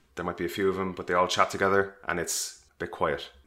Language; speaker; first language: English; native; English